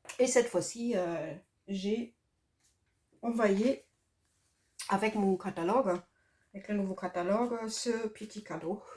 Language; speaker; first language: French; non-native, fluent; German